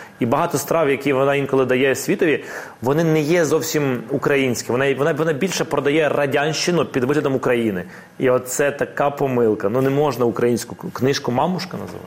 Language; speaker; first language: Ukrainian; non-native, local second language; Russian